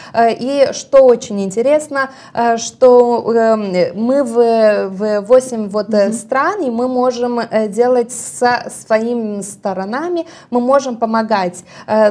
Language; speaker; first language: Russian; non-native, local second language; Romanian